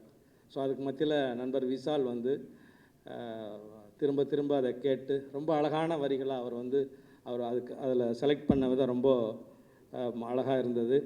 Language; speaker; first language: Tamil; native; Tamil